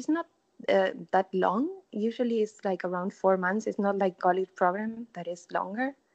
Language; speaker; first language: English; non-native, fluent; Spanish